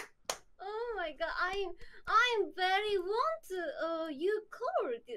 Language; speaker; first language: English; non-native, learner; Korean